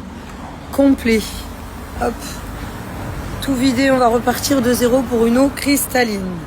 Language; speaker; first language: French; native; French